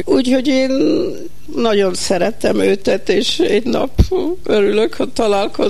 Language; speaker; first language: Hungarian; early bilingual, heritage; Hungarian